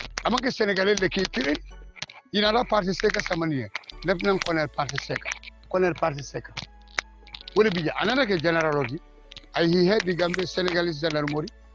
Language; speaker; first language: English; non-native, local second language; Mandingo